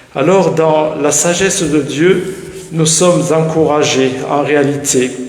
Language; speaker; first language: French; native; French